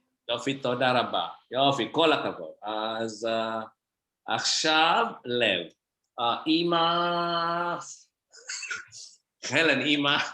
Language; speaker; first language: Hebrew; non-native, fluent; Indonesian